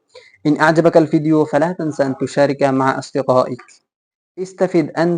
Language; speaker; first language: Arabic; non-native, fluent; Bangla